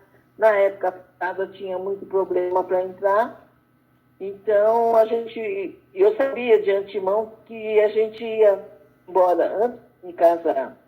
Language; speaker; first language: Portuguese; early bilingual, other home language; Arabic